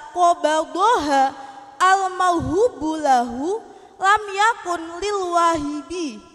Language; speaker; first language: Arabic; non-native, learner; Javanese